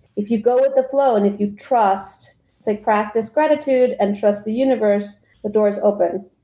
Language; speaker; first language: English; early bilingual, other home language; Spanish